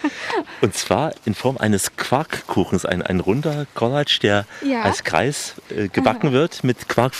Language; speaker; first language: German; native; German